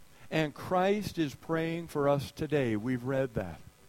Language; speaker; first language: English; native; English